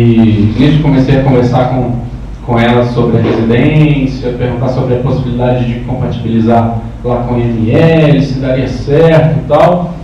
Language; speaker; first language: Portuguese; native; Portuguese